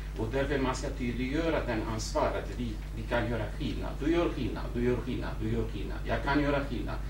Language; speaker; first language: Swedish; non-native, fluent; Kurdish